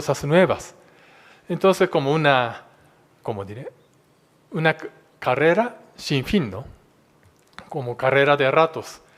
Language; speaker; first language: Spanish; non-native, fluent; Japanese